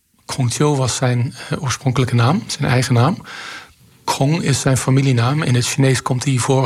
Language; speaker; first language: Dutch; native; Dutch